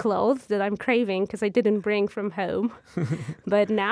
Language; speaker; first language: English; non-native, fluent; Persian